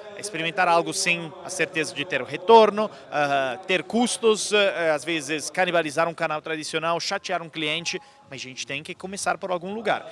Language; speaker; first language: Portuguese; non-native, fluent; Italian